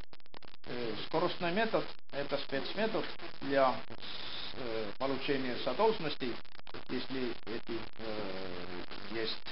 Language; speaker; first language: Russian; non-native, local second language; Estonian